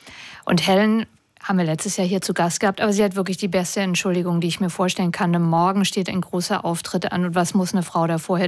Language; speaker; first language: German; native; German